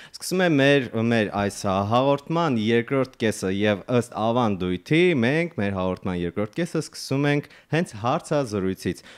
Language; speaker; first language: Armenian; native; Armenian